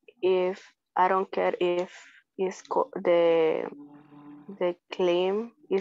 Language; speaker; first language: English; non-native, learner; Spanish